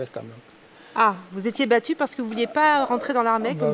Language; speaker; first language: French; native; French